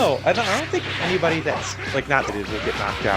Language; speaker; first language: English; native; English